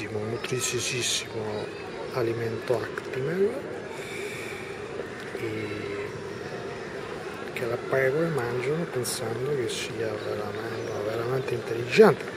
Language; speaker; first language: Italian; early bilingual, other home language; Albanian